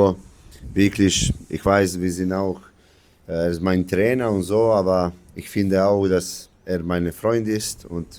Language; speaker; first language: German; non-native, learner; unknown